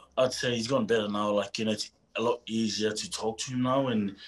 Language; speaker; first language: English; non-native, fluent; Tongan